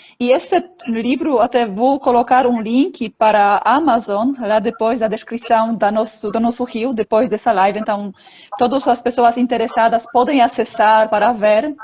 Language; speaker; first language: Portuguese; non-native, fluent; Polish